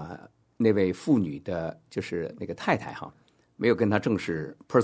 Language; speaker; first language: Chinese; native; Chinese